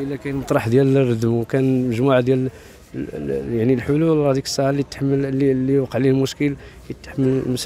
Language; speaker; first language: Arabic; native; Arabic